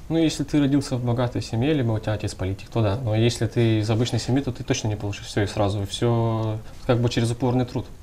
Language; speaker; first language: Russian; non-native, local second language; Gagauz